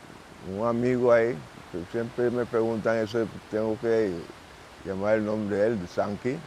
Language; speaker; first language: Spanish; non-native, local second language; English